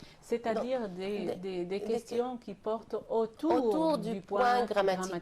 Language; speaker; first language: French; non-native, fluent; Arabic